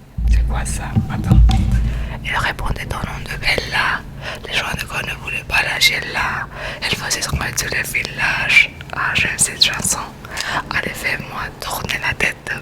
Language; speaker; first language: French; non-native, learner; Spanish